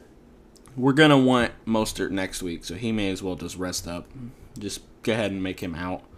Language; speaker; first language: English; native; English